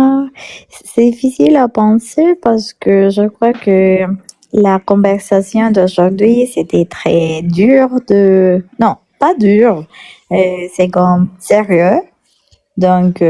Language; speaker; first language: French; non-native, learner; Spanish